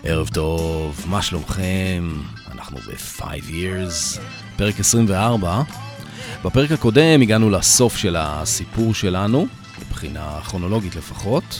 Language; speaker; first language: Hebrew; native; Hebrew